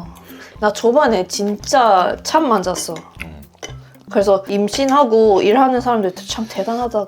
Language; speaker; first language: Korean; non-native, fluent; Swedish